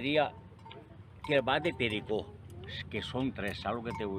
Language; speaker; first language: Catalan; native; Catalan